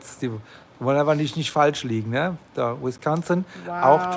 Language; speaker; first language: German; native; German